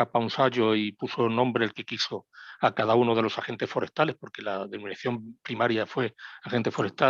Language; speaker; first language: Spanish; native; Spanish